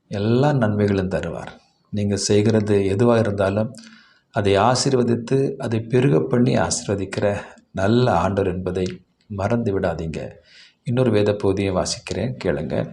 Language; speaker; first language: Tamil; native; Tamil